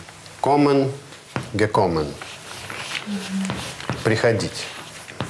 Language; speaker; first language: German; non-native, fluent; Russian